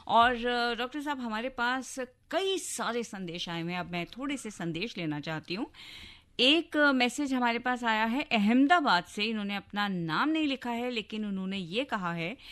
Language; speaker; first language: Hindi; native; Hindi